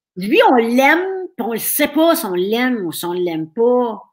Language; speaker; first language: French; native; French